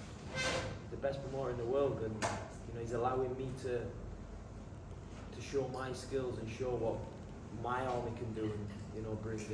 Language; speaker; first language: English; native; English